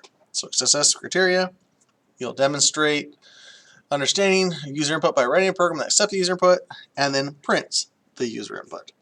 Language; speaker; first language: English; native; English